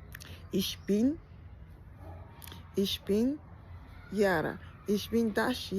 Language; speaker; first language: German; non-native, learner; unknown